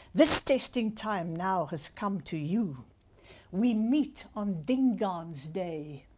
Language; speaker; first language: English; non-native, local second language; Afrikaans